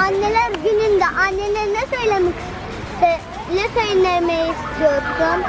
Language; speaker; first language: Turkish; early bilingual, other home language; Arabic